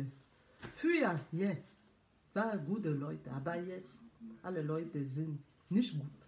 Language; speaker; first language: German; non-native, learner; French